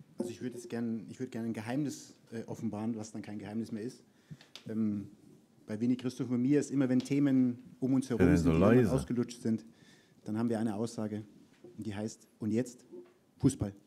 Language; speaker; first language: German; native; German